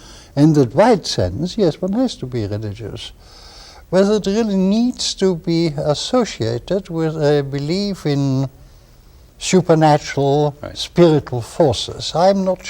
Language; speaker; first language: English; non-native, fluent; German